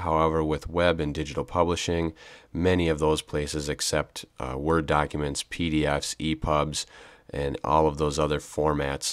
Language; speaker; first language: English; native; English